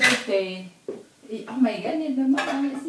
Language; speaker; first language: Dutch; non-native, learner; Cebuano